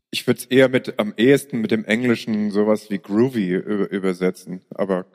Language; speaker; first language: German; native; German